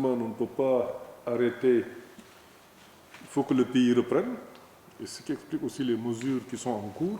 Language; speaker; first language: French; non-native, local second language; Wolof